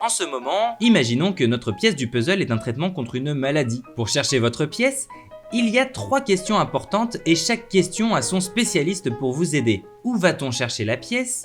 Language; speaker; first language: French; native; French